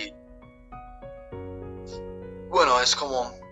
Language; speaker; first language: Spanish; non-native, fluent; English